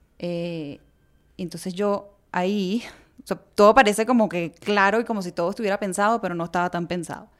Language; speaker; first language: Spanish; native; Spanish